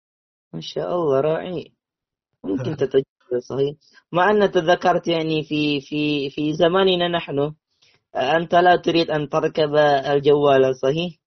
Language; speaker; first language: Arabic; non-native, learner; Indonesian